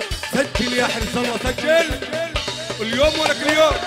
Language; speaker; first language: Arabic; native; Arabic